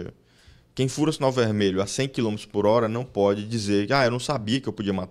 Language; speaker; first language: Portuguese; native; Portuguese